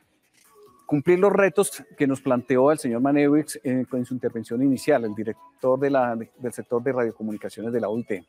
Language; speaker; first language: Spanish; native; Spanish